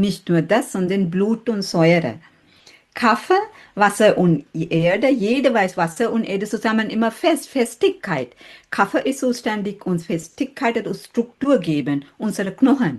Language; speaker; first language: German; non-native, fluent; Sinhala